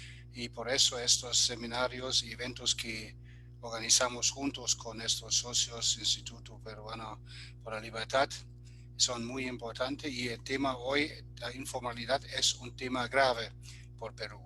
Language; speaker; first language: Spanish; non-native, fluent; German